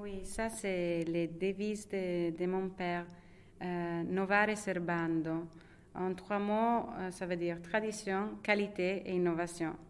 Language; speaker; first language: French; non-native, fluent; Italian